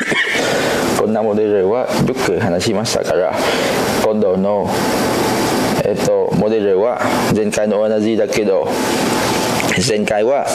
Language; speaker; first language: Japanese; non-native, learner; Cantonese